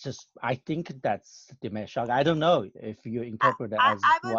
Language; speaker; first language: English; non-native, fluent; Chinese